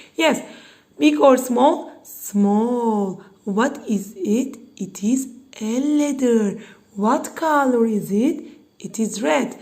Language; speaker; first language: English; non-native, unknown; Turkish